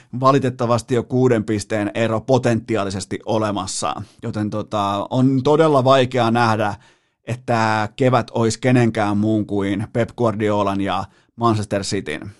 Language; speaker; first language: Finnish; native; Finnish